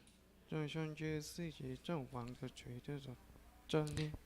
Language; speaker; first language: Chinese; non-native, learner; Korean